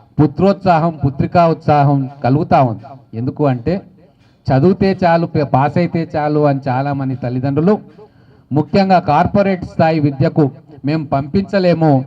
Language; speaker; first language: Telugu; native; Telugu